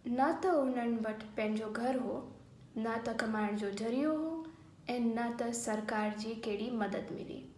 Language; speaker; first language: Sindhi; early bilingual, heritage; Sindhi